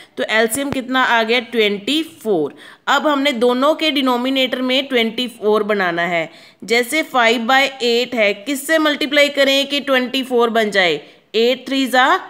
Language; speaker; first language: Hindi; non-native, local second language; Punjabi